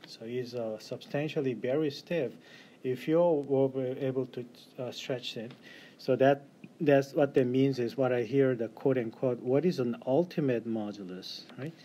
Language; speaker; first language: English; non-native, fluent; Korean